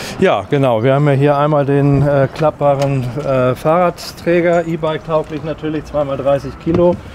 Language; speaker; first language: German; native; German